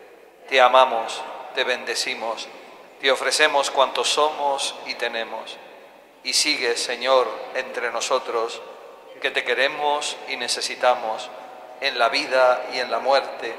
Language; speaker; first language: Spanish; native; Spanish